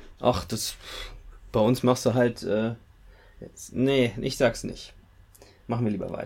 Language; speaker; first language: German; native; German